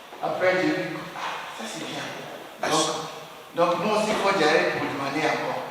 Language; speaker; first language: French; non-native, learner; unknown